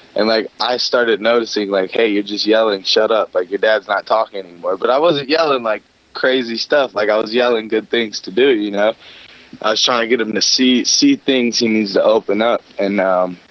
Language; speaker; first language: English; native; English